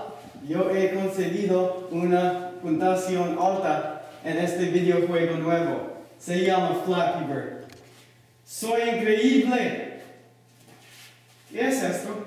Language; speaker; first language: Spanish; non-native, learner; English